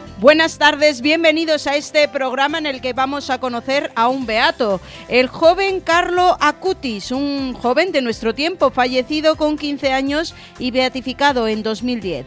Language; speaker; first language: Spanish; native; Spanish